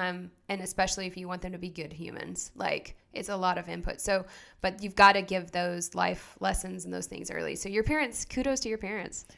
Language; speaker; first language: English; native; English